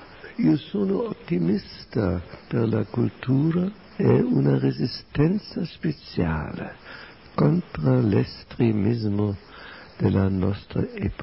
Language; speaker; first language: Italian; non-native, fluent; German